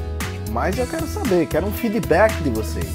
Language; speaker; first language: Portuguese; native; Portuguese